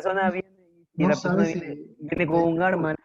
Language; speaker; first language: Spanish; native; Spanish